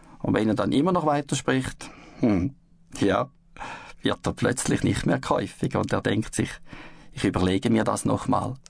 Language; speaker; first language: German; native; German